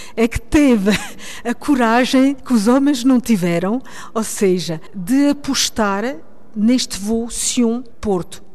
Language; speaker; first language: Portuguese; early bilingual, heritage; Portuguese